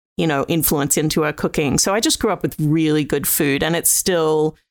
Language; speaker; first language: English; native; English